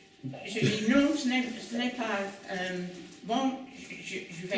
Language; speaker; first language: French; non-native, learner; English